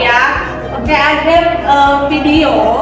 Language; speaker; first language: English; non-native, learner; Indonesian